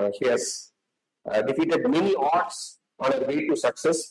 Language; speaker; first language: English; non-native, local second language; Tamil